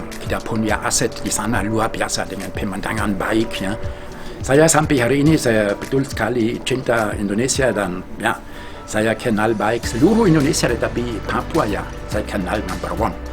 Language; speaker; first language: Indonesian; non-native, fluent; German